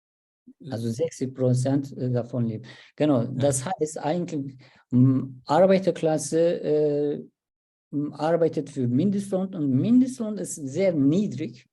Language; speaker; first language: German; non-native, learner; Turkish